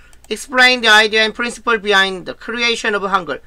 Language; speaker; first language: English; non-native, fluent; Korean